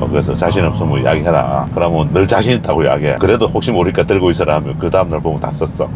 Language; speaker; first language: Korean; native; Korean